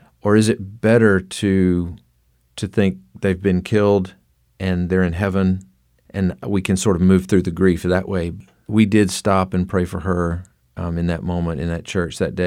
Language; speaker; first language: English; native; English